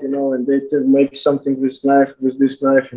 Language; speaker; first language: English; non-native, learner; Azerbaijani